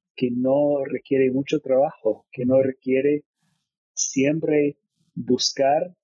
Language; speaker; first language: Spanish; non-native, fluent; English